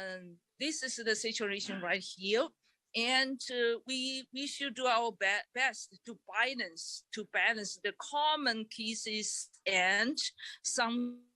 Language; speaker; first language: English; non-native, learner; Chinese